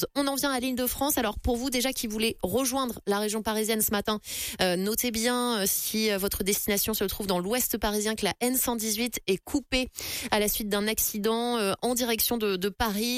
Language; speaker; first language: French; native; French